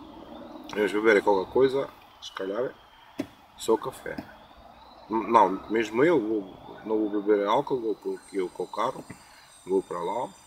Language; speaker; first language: Portuguese; non-native, learner; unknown